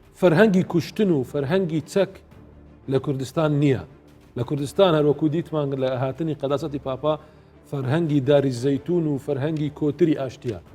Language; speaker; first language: Central Kurdish; non-native, local second language; Assyrian Neo-Aramaic